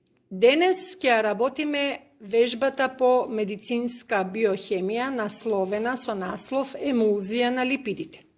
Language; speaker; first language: Macedonian; native; Macedonian